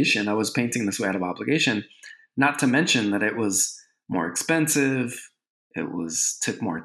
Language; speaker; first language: English; native; English